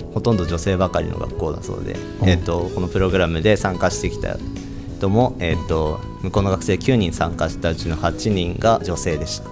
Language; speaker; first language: Japanese; native; Japanese